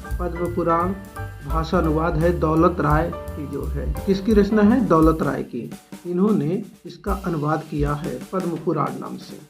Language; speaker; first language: Hindi; native; Hindi